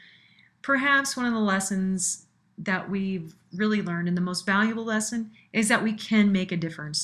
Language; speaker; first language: English; native; English